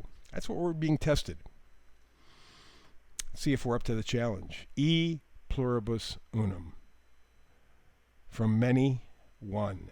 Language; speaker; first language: English; native; English